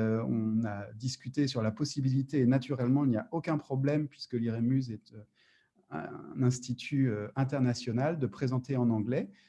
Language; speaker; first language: French; native; French